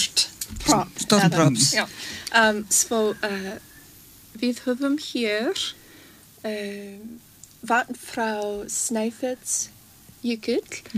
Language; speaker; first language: Icelandic; non-native, learner; English